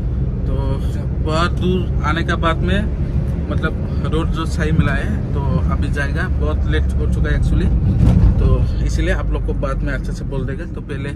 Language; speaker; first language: Hindi; non-native, local second language; Bangla